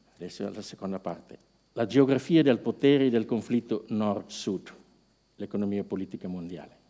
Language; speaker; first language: Italian; non-native, fluent; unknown